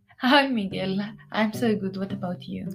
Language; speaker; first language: English; non-native, learner; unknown